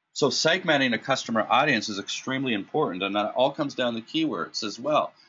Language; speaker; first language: English; native; English